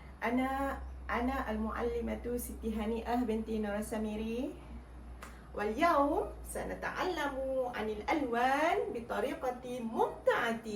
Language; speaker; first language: Arabic; non-native, learner; Malay